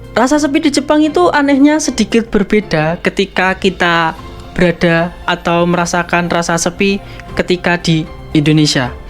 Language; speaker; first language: Indonesian; native; Indonesian